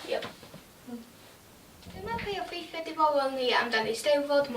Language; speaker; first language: Welsh; native; Welsh